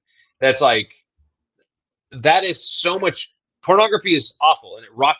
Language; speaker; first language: English; native; English